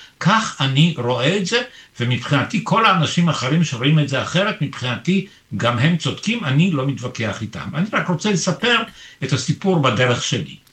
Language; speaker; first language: Hebrew; early bilingual, other home language; Polish